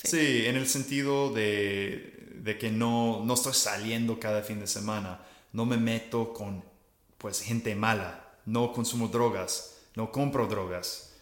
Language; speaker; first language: Spanish; non-native, fluent; English